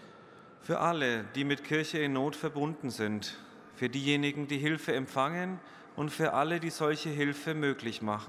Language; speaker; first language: German; native; German